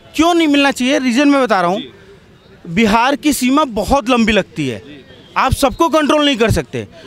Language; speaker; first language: Hindi; native; Hindi